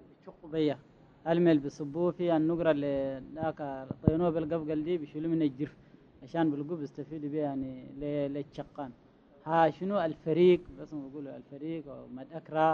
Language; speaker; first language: Arabic; native; Arabic